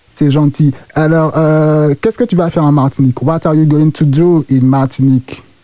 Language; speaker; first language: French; native; French